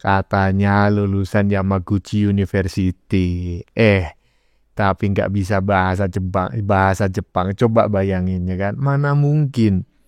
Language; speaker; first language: Indonesian; native; Indonesian